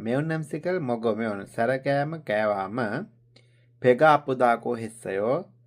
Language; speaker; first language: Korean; non-native, fluent; Sinhala